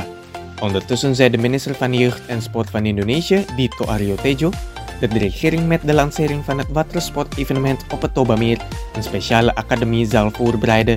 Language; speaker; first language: Dutch; non-native, fluent; Indonesian